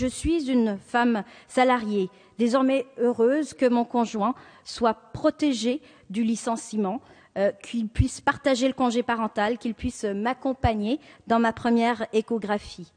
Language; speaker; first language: French; native; French